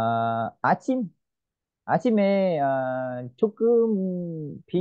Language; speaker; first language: Korean; non-native, learner; Vietnamese